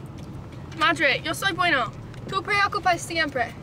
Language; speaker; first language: Spanish; non-native, learner; English